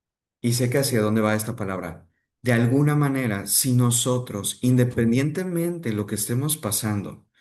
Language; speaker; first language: Spanish; native; Spanish